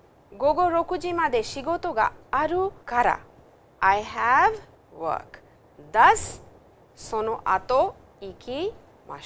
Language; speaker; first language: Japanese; non-native, fluent; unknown